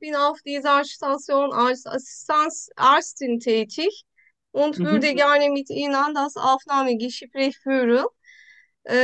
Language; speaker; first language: German; non-native, learner; Turkish